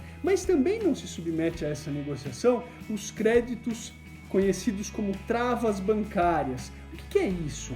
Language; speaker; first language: Portuguese; native; Portuguese